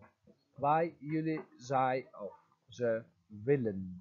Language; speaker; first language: Dutch; non-native, fluent; Turkish